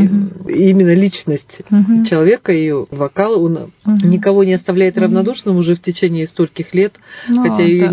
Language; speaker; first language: Russian; native; Russian